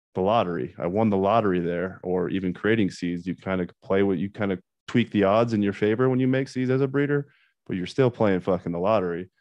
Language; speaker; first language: English; native; English